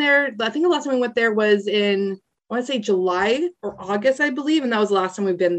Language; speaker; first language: English; native; English